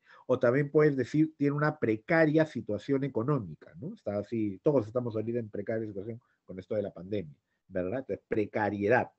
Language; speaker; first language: Spanish; native; Spanish